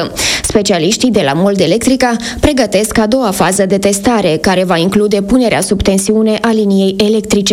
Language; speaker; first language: Romanian; native; Romanian